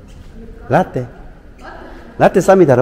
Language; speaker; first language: Russian; non-native, learner; Korean